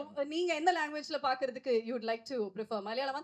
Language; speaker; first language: Tamil; native; Tamil